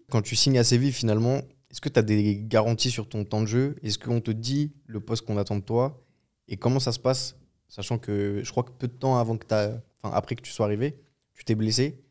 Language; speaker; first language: French; native; French